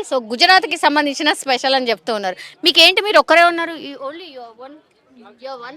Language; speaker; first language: Telugu; native; Telugu